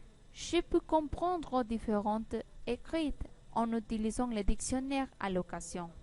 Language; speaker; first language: French; non-native, learner; Spanish